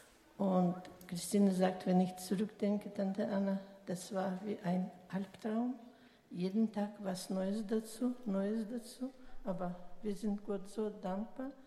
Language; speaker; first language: German; early bilingual, heritage; German